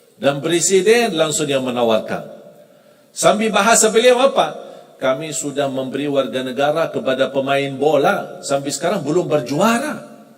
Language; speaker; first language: Indonesian; non-native, fluent; Arabic